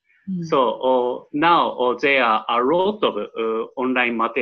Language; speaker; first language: English; non-native, learner; Japanese